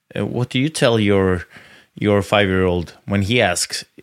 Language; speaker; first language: English; non-native, fluent; Norwegian